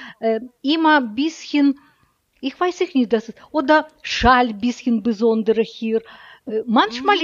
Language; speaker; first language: German; non-native, learner; Russian